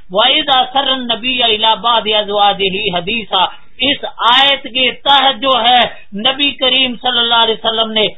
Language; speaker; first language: Urdu; native; Urdu